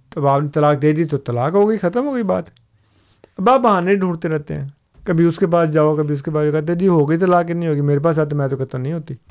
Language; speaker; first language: Urdu; non-native, local second language; Punjabi